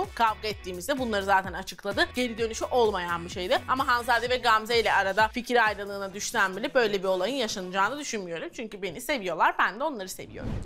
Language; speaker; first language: Turkish; native; Turkish